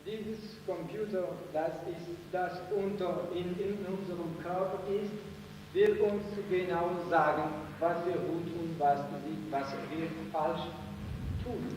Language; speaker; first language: German; non-native, fluent; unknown